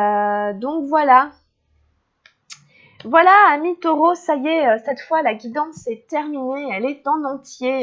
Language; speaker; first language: French; native; French